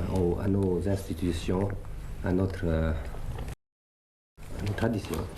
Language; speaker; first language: French; early bilingual, other home language; Thai